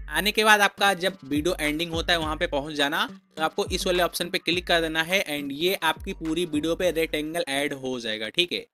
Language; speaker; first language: Hindi; native; Hindi